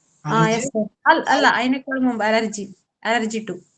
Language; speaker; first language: Malayalam; native; Malayalam